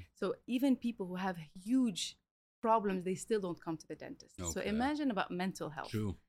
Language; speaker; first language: English; early bilingual, other home language; Arabic